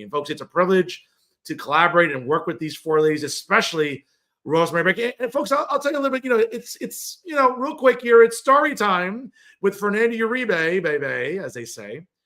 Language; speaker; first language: English; native; English